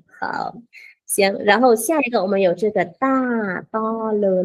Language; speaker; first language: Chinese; non-native, fluent; Vietnamese